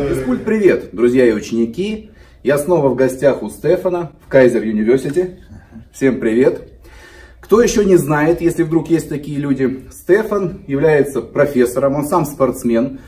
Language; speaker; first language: Russian; native; Russian